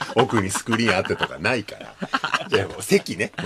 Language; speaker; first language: Japanese; native; Japanese